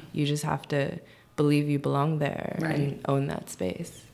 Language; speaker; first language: English; early bilingual, other home language; Korean